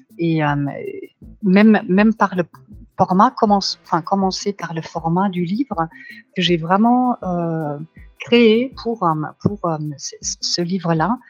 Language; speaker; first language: French; non-native, fluent; German